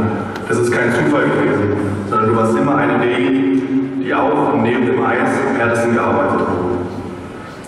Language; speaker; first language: German; native; German